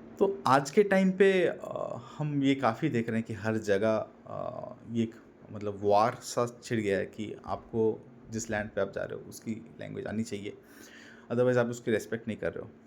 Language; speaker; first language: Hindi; non-native, local second language; Bangla